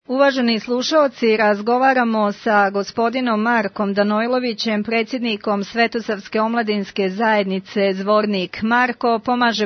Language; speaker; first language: Serbian; native; Serbian